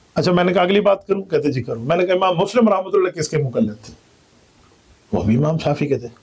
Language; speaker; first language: Urdu; non-native, local second language; Punjabi